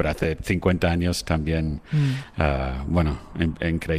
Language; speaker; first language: Spanish; non-native, fluent; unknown